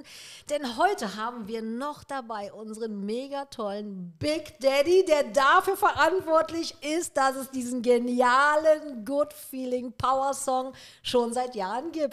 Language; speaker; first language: German; native; German